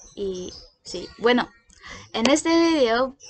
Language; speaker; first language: Spanish; non-native, learner; Indonesian